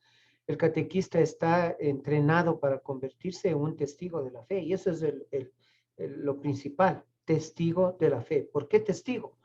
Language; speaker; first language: Spanish; native; Spanish